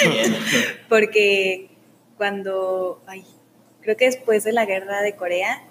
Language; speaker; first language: Spanish; native; Spanish